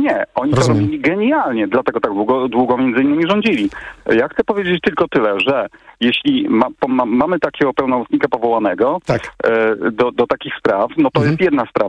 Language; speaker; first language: Polish; native; Polish